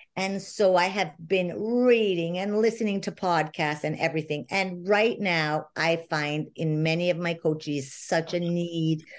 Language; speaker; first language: English; non-native, fluent; Spanish